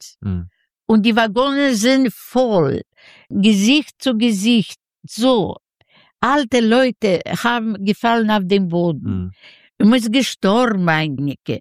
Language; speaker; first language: German; non-native, learner; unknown